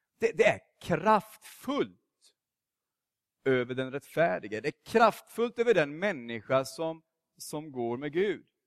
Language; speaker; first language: Swedish; native; Swedish